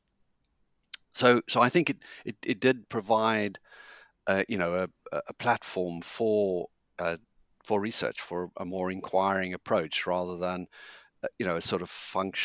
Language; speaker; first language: English; native; English